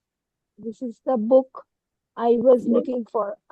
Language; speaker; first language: English; non-native, learner; Hindi